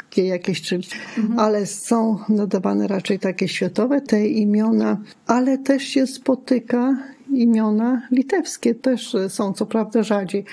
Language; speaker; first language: Polish; non-native, local second language; Lithuanian